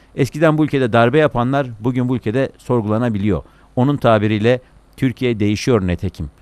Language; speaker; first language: Turkish; native; Turkish